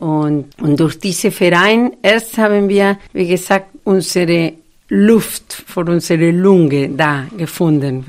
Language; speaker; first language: German; non-native, fluent; Spanish